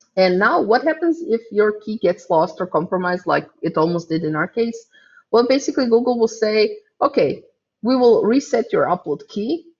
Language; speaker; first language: English; non-native, fluent; Croatian